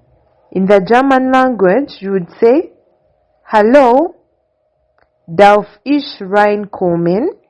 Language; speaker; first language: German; non-native, learner; English